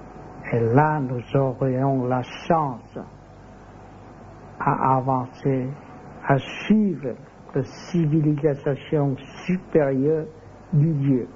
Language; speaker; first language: French; non-native, learner; Vietnamese